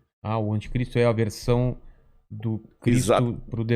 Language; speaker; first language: Portuguese; native; Portuguese